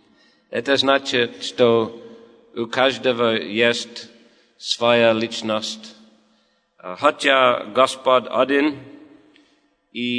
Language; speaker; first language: Russian; non-native, learner; English